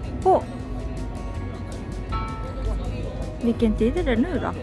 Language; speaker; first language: Swedish; non-native, learner; Japanese